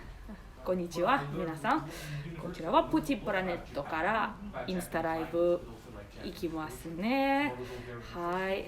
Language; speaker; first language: Japanese; non-native, learner; Russian